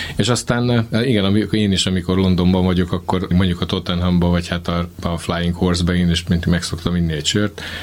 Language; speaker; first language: Hungarian; native; Hungarian